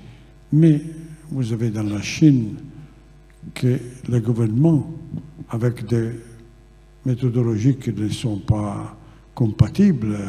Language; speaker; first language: French; non-native, fluent; Italian